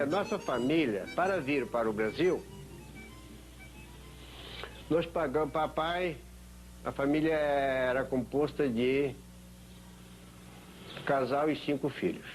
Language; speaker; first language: Portuguese; early bilingual, other home language; Polish